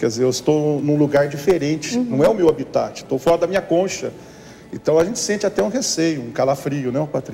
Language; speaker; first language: Portuguese; native; Portuguese